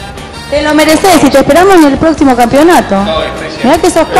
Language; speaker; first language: Spanish; native; Spanish